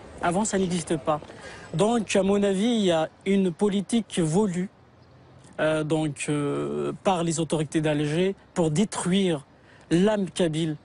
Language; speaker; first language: French; non-native, local second language; Kabyle